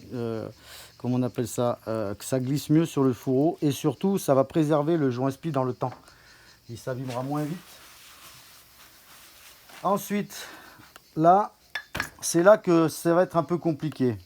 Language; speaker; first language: French; native; French